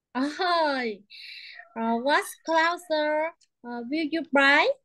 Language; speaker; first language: English; non-native, fluent; Vietnamese